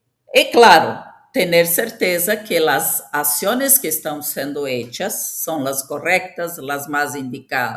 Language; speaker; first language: Spanish; non-native, fluent; Portuguese